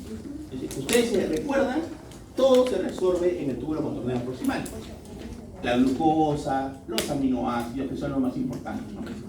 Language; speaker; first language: Spanish; native; Spanish